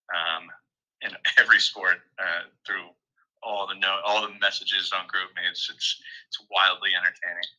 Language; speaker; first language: English; native; English